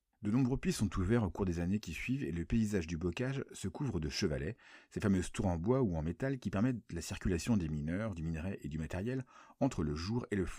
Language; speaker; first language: French; native; French